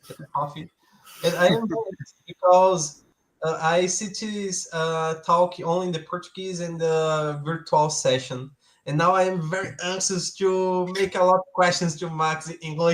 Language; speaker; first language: English; non-native, learner; Portuguese